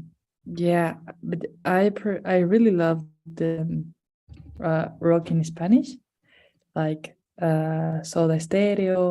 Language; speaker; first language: English; non-native, fluent; Spanish